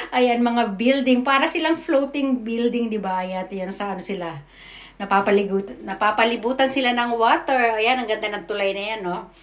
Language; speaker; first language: Filipino; native; Filipino